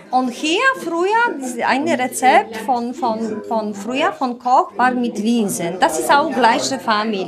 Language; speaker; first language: German; non-native, learner; Polish